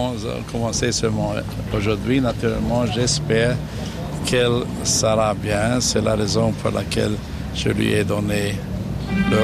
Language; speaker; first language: French; non-native, fluent; German